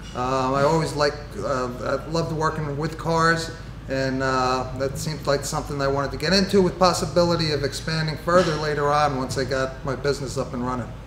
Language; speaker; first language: English; native; English